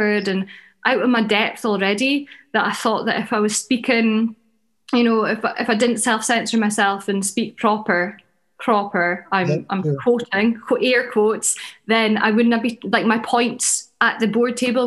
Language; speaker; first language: English; native; English